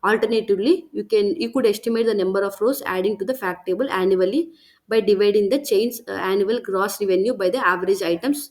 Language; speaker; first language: English; non-native, local second language; Telugu